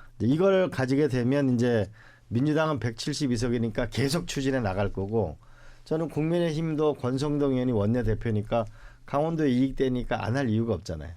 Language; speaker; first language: Korean; native; Korean